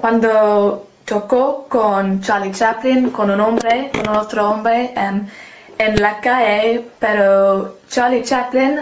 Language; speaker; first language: Spanish; non-native, learner; English